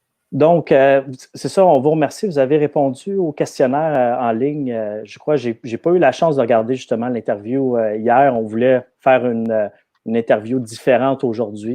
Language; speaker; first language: French; native; French